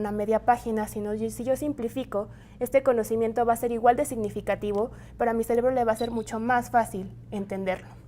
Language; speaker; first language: Spanish; native; Spanish